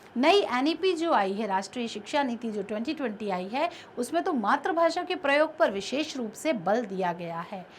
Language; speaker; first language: Hindi; native; Hindi